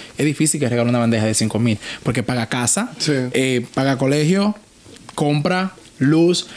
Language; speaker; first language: Spanish; native; Spanish